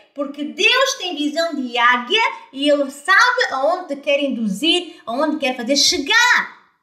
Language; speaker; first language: Portuguese; native; Portuguese